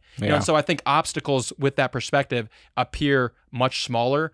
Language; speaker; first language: English; native; English